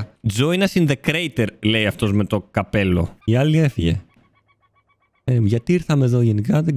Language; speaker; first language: Greek; native; Greek